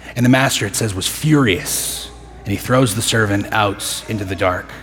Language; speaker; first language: English; native; English